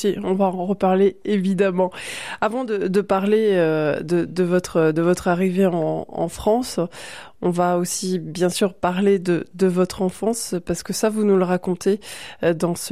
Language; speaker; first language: French; native; French